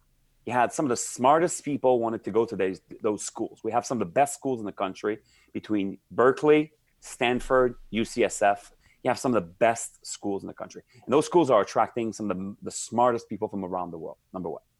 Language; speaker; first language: English; native; English